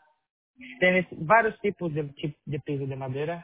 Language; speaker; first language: Spanish; non-native, learner; Portuguese